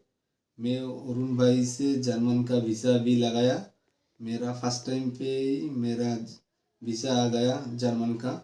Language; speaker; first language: Hindi; non-native, local second language; Bangla